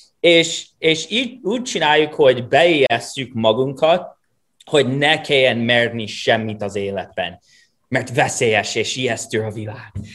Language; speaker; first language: Hungarian; non-native, fluent; English